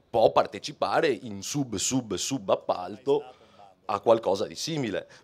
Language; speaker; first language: Italian; native; Italian